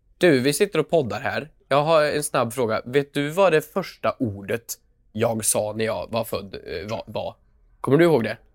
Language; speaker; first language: Swedish; native; Swedish